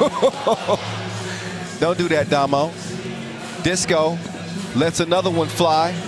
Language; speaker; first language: English; native; English